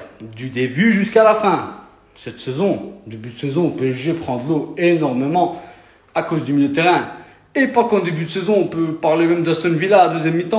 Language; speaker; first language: French; native; French